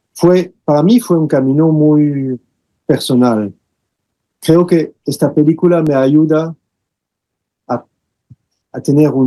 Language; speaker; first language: Spanish; non-native, fluent; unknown